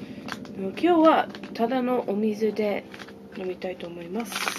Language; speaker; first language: Japanese; non-native, fluent; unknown